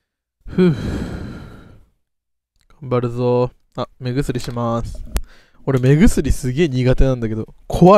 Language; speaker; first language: Japanese; native; Japanese